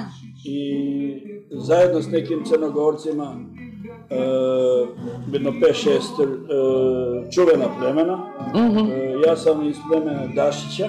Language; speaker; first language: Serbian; early bilingual, heritage; Serbian